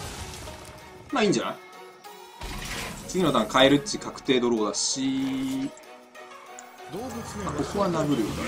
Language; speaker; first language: Japanese; native; Japanese